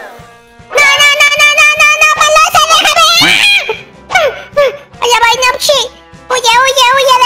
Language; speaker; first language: Spanish; native; Spanish